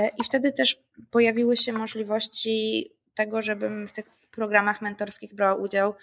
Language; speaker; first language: Polish; native; Polish